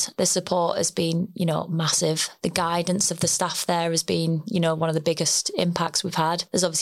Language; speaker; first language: English; native; English